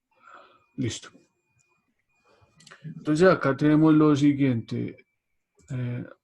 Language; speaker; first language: Spanish; native; Spanish